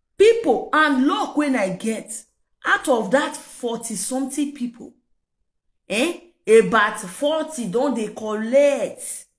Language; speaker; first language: Nigerian Pidgin; non-native, local second language; Yoruba